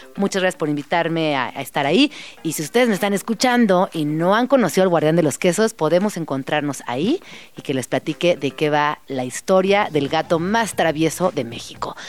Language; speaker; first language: Spanish; native; Spanish